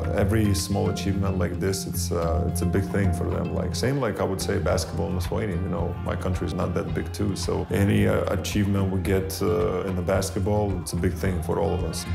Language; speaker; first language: English; non-native, fluent; Lithuanian